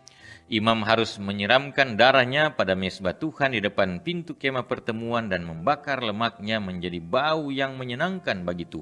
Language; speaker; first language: Indonesian; native; Indonesian